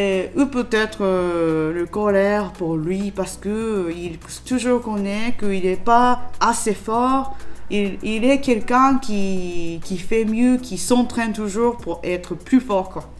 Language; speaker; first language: French; non-native, learner; Japanese